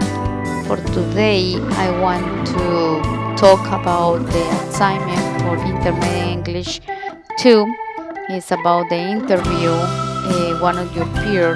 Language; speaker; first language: English; non-native, learner; Spanish